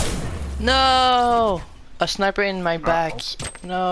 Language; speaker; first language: English; non-native, learner; French